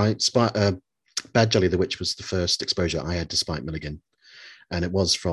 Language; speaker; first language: English; native; English